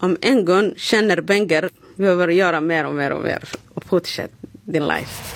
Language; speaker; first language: Swedish; non-native, learner; Somali